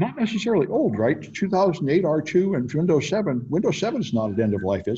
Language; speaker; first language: English; native; English